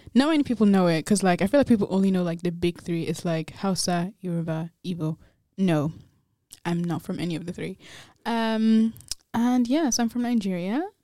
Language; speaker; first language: English; early bilingual, other home language; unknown